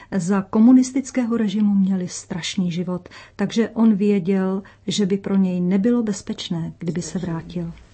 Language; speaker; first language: Czech; native; Czech